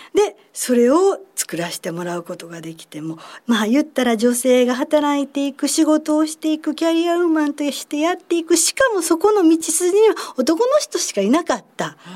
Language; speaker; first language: Japanese; native; Japanese